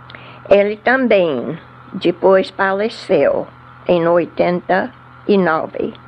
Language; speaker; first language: Portuguese; non-native, fluent; English